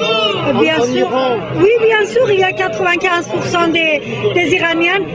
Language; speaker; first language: French; non-native, learner; Persian